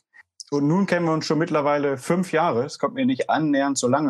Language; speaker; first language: German; native; German